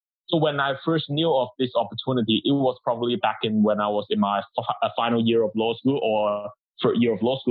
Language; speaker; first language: English; non-native, local second language; Cantonese